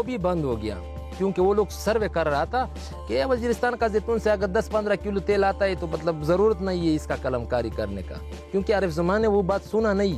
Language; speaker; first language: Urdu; non-native, local second language; Pashto